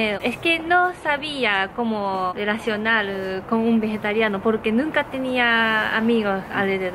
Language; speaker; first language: Spanish; non-native, learner; Japanese